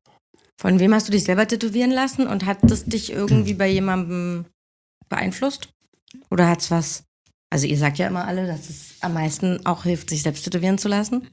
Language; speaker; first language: German; native; German